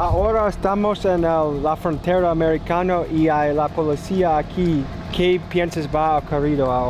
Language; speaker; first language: Spanish; non-native, learner; English